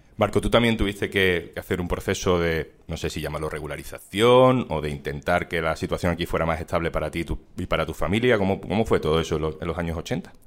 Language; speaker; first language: Spanish; native; Spanish